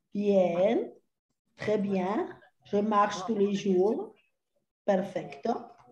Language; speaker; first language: French; non-native, fluent; Spanish